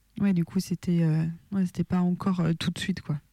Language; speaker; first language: French; native; French